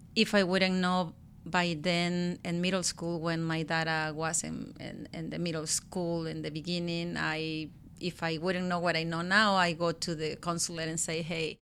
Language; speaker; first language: English; non-native, learner; Spanish